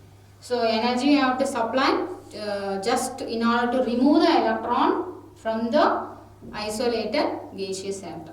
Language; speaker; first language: English; non-native, local second language; Tamil